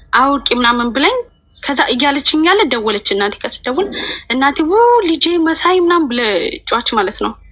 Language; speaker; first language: Amharic; native; Amharic